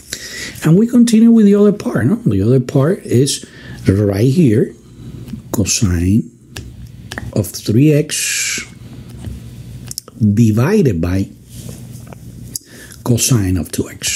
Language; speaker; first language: English; non-native, fluent; Spanish